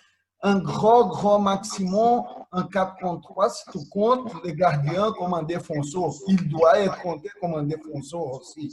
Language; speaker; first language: French; non-native, fluent; Portuguese